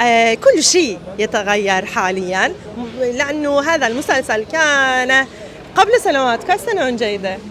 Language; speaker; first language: Arabic; non-native, fluent; Turkish